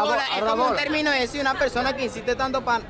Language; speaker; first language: Spanish; native; Spanish